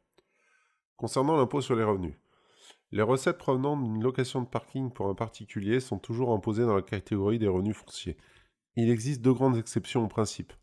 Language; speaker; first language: French; native; French